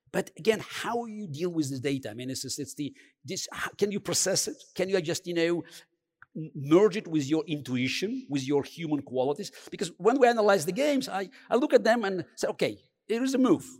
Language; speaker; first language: English; non-native, fluent; Azerbaijani